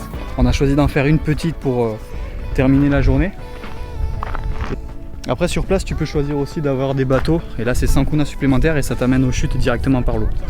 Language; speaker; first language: French; native; French